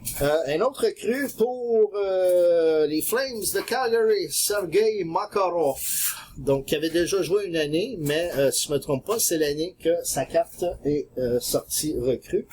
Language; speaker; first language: French; native; French